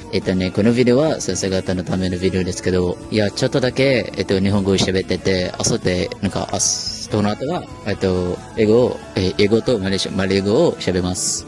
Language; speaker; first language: Japanese; non-native, learner; Malay